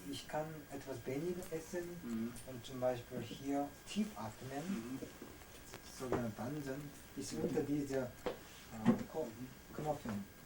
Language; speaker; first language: German; non-native, learner; Korean